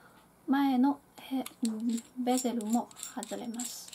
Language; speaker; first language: Japanese; non-native, fluent; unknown